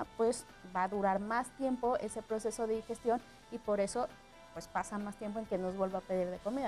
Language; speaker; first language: Spanish; native; Spanish